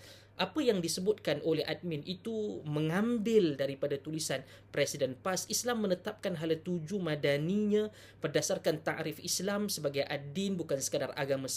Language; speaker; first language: Malay; native; Malay